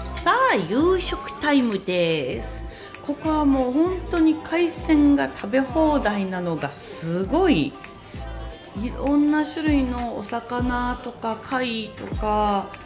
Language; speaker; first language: Japanese; native; Japanese